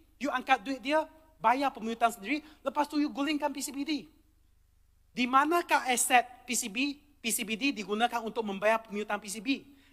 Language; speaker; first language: Malay; non-native, local second language; Chinese